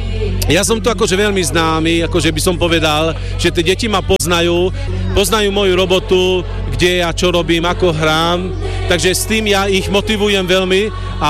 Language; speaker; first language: Slovak; non-native, local second language; Romany